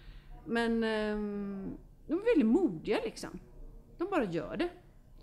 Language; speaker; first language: Swedish; native; Swedish